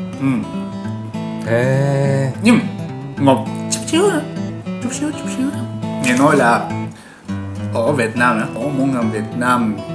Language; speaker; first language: Vietnamese; non-native, learner; Japanese